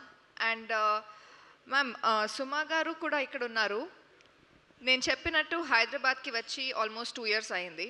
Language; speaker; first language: Telugu; non-native, learner; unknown